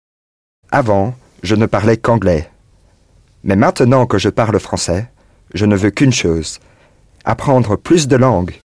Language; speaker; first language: French; non-native, learner; English